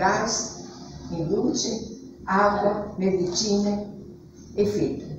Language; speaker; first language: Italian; non-native, learner; Portuguese